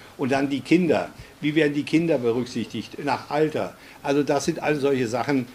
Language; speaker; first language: German; native; German